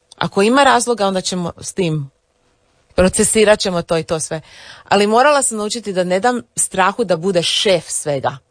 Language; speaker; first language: Croatian; early bilingual, heritage; English